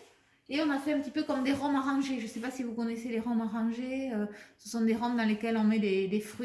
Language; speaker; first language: French; native; French